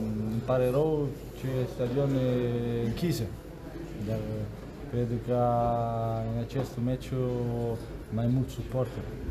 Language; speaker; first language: Romanian; non-native, learner; Italian